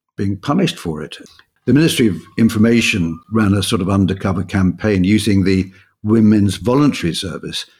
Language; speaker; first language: English; native; English